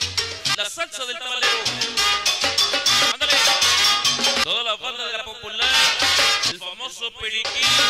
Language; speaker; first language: Spanish; native; Spanish